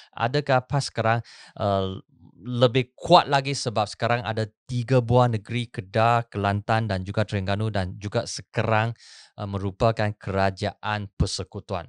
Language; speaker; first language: Malay; non-native, local second language; Chinese